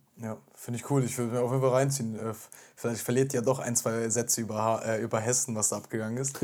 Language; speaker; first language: German; early bilingual, other home language; Turkish